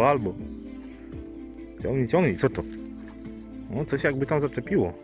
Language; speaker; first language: Polish; native; Polish